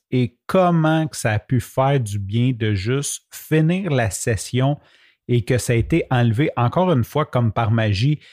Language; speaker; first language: French; native; French